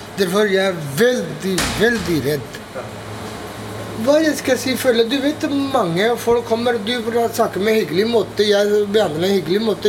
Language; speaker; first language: Norwegian; non-native, learner; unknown